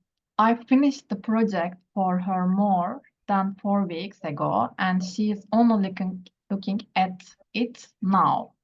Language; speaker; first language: English; non-native, learner; Turkish